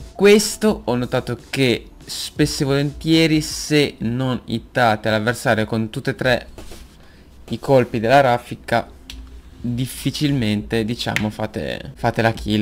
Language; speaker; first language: Italian; native; Italian